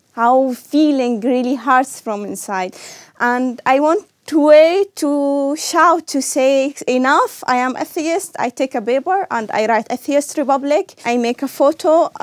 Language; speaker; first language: English; non-native, learner; Arabic